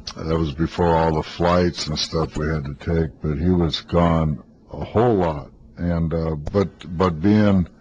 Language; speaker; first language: English; native; English